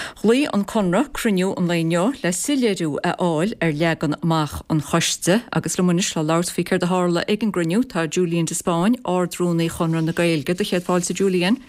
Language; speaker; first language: Irish; native; Irish